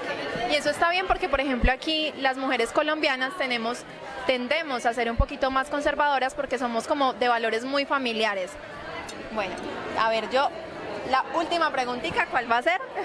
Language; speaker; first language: Spanish; native; Spanish